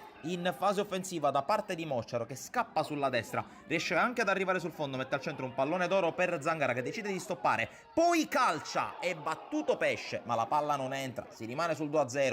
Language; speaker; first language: Italian; native; Italian